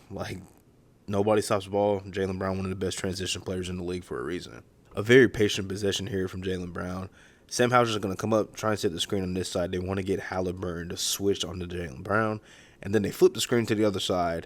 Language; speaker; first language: English; native; English